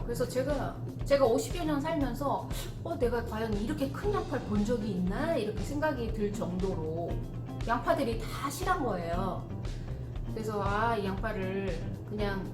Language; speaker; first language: Korean; native; Korean